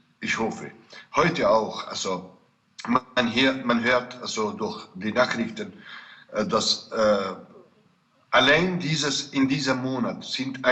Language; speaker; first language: German; non-native, fluent; Kurdish